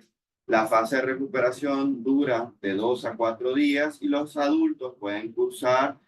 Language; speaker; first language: Spanish; native; Spanish